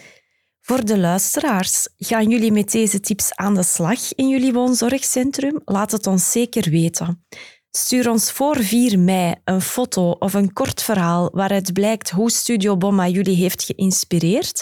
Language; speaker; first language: Dutch; native; Dutch